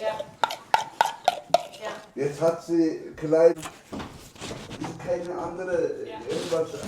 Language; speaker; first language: German; non-native, learner; Turkish